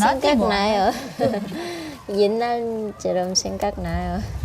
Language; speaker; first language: Korean; non-native, learner; Vietnamese